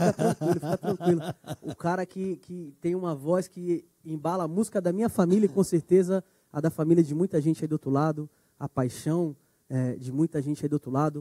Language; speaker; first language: Portuguese; native; Portuguese